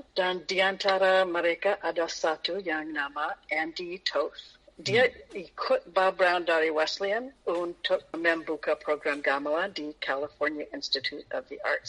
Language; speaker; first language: Indonesian; non-native, fluent; English